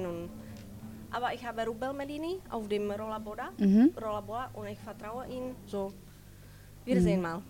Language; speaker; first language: German; non-native, learner; Czech